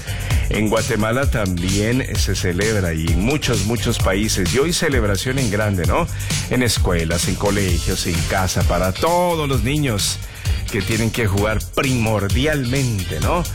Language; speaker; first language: Spanish; native; Spanish